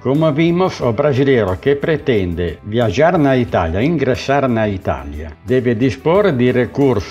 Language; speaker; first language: Portuguese; non-native, learner; Italian